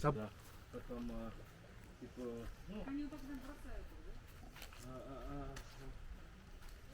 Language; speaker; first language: Russian; non-native, learner; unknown